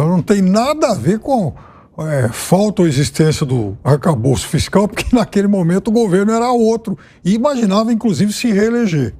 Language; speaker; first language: Portuguese; native; Portuguese